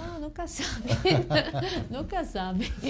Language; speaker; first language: Portuguese; non-native, fluent; English